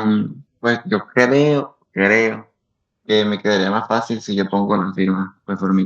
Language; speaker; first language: Spanish; native; Spanish